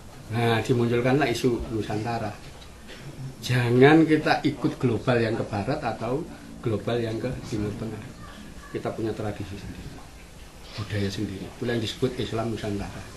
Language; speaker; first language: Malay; non-native, local second language; Javanese